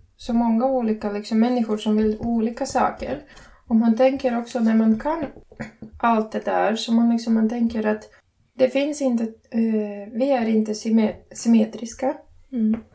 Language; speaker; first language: Swedish; non-native, learner; Latvian